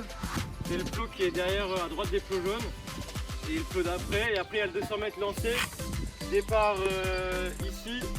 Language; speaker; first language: French; native; French